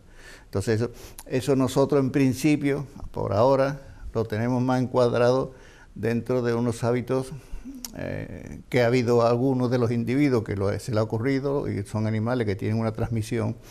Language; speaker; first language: Spanish; native; Spanish